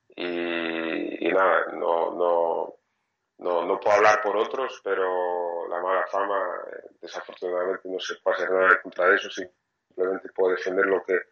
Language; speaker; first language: Spanish; non-native, fluent; French